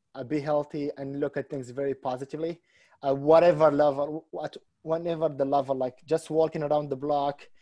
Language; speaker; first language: English; non-native, fluent; Arabic